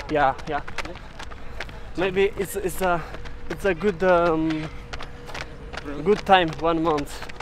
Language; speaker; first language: English; non-native, learner; Italian